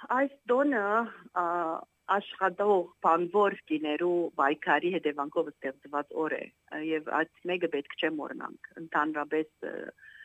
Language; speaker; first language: Armenian; native; Armenian